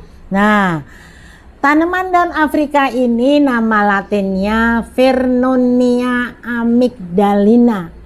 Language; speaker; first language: Indonesian; native; Indonesian